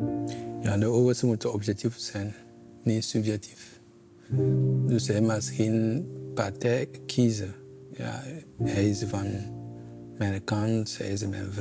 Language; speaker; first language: Dutch; non-native, fluent; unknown